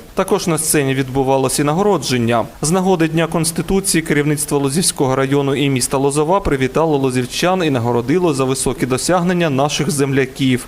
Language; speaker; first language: Ukrainian; native; Ukrainian